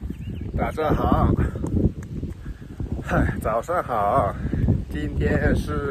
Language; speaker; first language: Chinese; non-native, fluent; English